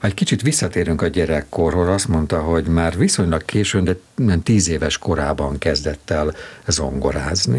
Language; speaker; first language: Hungarian; native; Hungarian